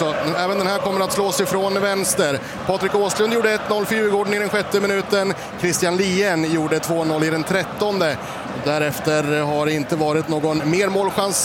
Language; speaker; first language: Swedish; native; Swedish